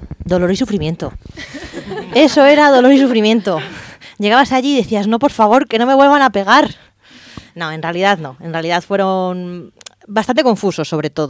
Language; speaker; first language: Spanish; native; Spanish